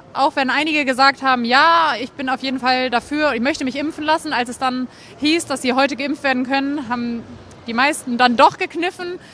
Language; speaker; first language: German; native; German